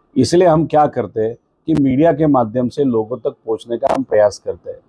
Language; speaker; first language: Hindi; non-native, local second language; Marathi